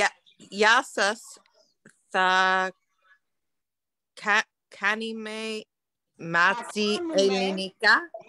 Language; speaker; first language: Greek; non-native, learner; English